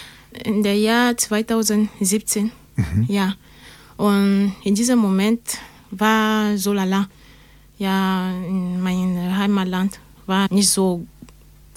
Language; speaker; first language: German; non-native, learner; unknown